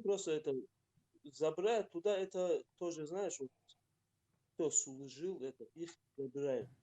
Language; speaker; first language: Russian; non-native, local second language; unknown